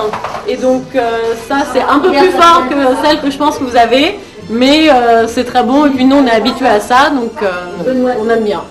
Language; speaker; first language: French; native; French